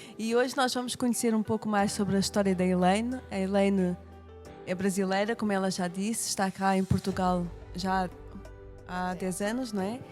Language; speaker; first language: Portuguese; native; Portuguese